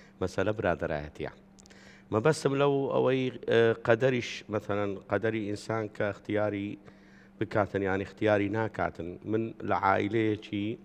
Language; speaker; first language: Central Kurdish; non-native, local second language; Syriac